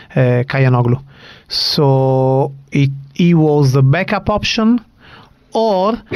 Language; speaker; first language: English; non-native, fluent; Italian